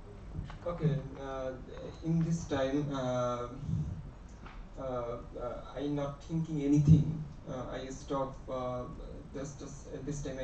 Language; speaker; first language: English; non-native, learner; Bangla